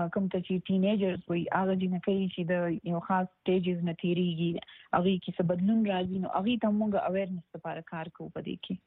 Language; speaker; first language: Pashto; native; Pashto